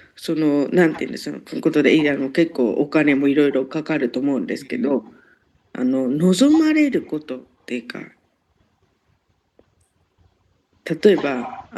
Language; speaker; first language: Japanese; non-native, fluent; Vietnamese